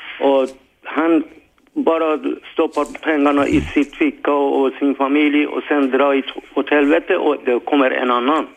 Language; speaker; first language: Swedish; non-native, fluent; Persian